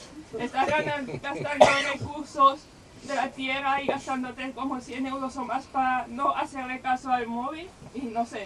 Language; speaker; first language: Spanish; native; Spanish